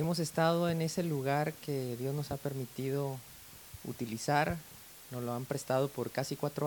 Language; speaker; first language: Spanish; native; Spanish